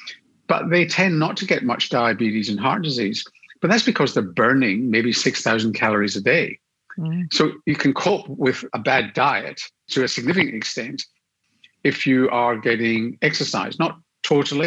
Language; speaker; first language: English; native; English